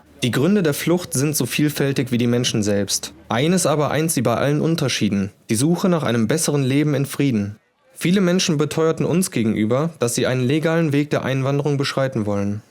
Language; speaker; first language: German; native; German